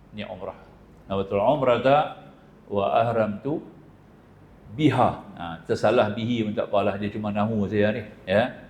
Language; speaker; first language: Malay; native; Malay